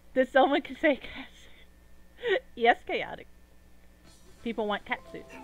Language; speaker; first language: English; native; English